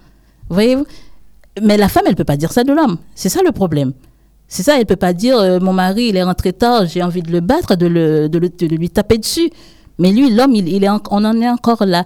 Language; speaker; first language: French; non-native, local second language; Haitian Creole